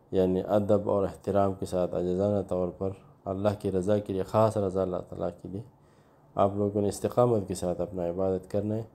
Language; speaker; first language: Urdu; non-native, local second language; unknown